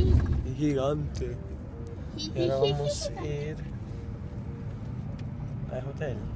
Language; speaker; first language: Spanish; early bilingual, heritage; Spanish